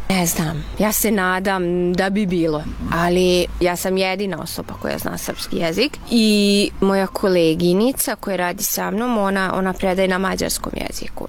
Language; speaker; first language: Serbian; non-native, local second language; Hungarian